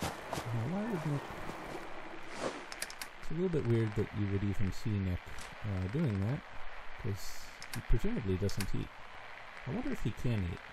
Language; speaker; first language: English; native; English